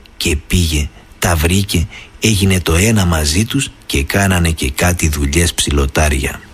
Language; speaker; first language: Greek; native; Greek